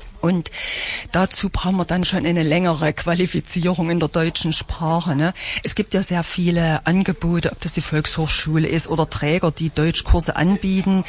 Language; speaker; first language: German; native; German